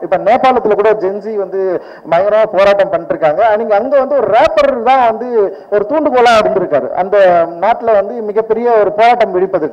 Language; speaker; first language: Tamil; native; Tamil